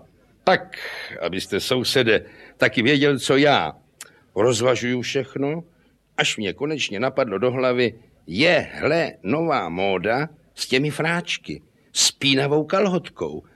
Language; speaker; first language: Czech; native; Czech